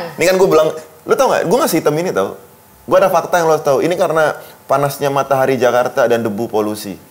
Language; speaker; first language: Indonesian; early bilingual, other home language; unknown